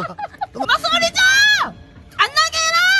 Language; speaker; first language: Korean; non-native, learner; Lao